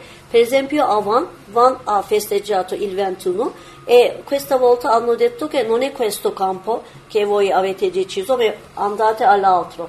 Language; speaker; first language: Italian; non-native, learner; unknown